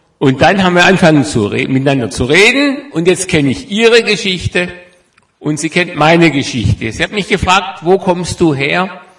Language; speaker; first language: German; native; German